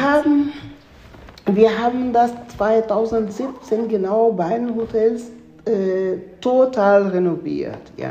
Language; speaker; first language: German; non-native, fluent; Spanish